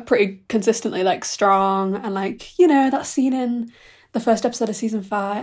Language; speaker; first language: English; native; English